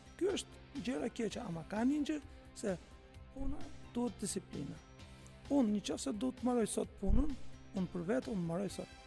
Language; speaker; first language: Albanian; non-native, fluent; Turkish